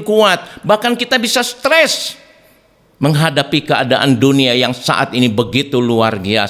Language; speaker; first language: Indonesian; native; Indonesian